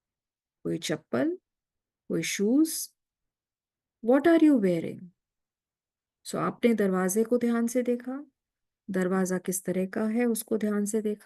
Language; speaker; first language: Hindi; native; Hindi